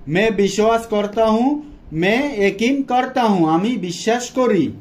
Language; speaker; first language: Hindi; non-native, fluent; Bangla